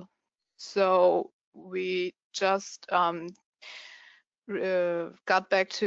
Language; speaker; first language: English; non-native, fluent; German